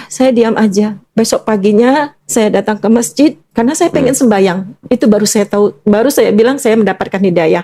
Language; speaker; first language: Indonesian; native; Indonesian